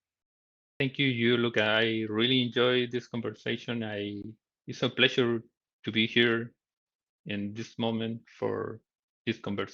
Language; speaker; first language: English; non-native, learner; Spanish